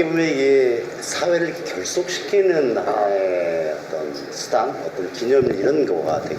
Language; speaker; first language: Korean; native; Korean